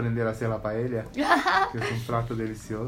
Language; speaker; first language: Spanish; non-native, learner; Portuguese